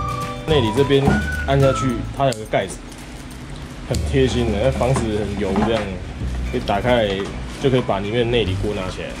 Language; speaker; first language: Chinese; native; Chinese